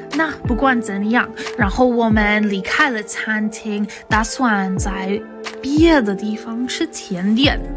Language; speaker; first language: Chinese; non-native, fluent; English